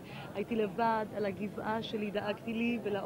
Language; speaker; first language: Hebrew; native; Hebrew